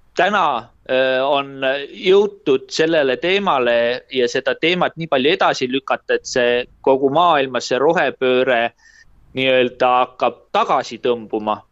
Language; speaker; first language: Estonian; native; Estonian